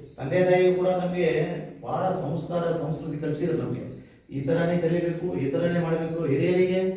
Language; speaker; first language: Kannada; non-native, local second language; Lambadi